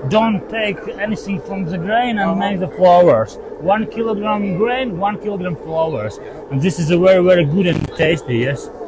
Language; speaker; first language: English; non-native, learner; Latvian